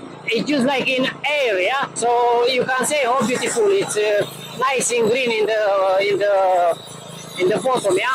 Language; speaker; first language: English; non-native, learner; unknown